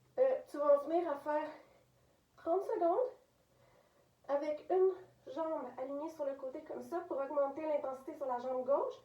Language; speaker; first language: French; native; French